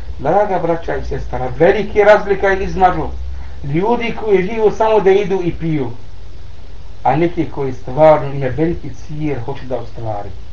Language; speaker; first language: Bosnian; non-native, learner; Arabic